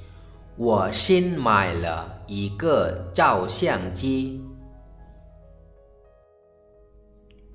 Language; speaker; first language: Chinese; non-native, fluent; Lao